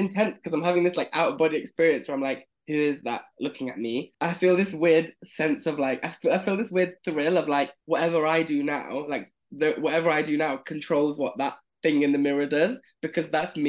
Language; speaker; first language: English; native; English